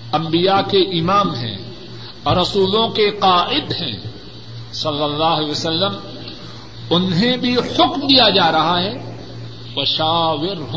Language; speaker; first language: Urdu; non-native, local second language; Punjabi